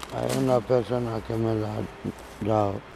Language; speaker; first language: Spanish; non-native, learner; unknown